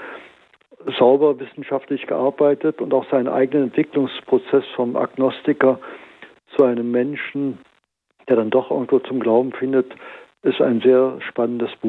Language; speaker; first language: German; native; German